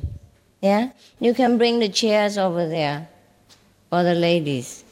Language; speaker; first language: English; non-native, fluent; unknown